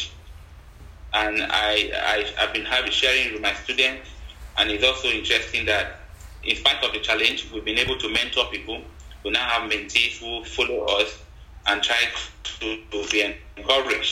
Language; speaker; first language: English; non-native, local second language; Ibibio